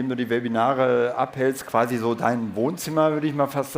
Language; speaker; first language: German; native; German